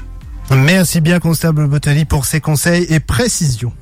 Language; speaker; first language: French; non-native, local second language; Morisyen